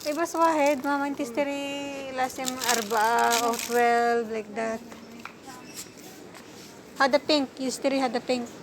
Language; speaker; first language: Arabic; non-native, learner; Filipino